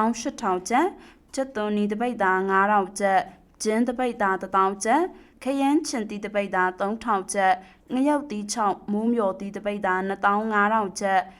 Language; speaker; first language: Burmese; non-native, local second language; Western Kayah